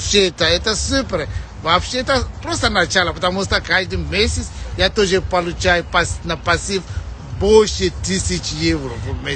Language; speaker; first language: Russian; non-native, fluent; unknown